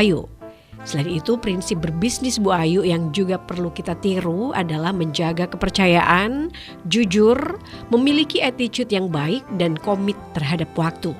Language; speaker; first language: Indonesian; native; Indonesian